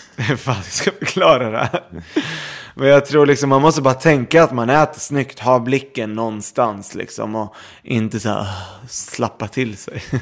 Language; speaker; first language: Swedish; early bilingual, other home language; Arabic